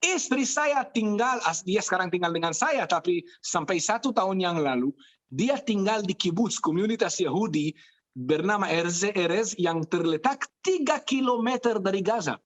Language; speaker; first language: Indonesian; non-native, fluent; Hebrew